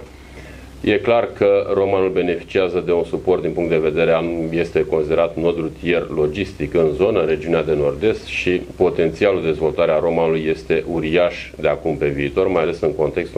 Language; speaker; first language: Romanian; native; Romanian